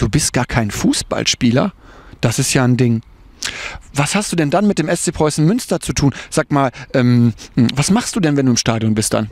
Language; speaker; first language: German; native; German